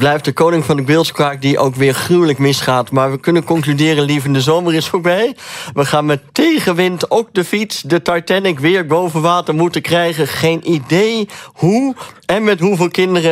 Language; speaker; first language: Dutch; native; Dutch